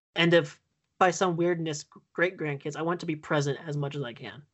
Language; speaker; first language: English; native; English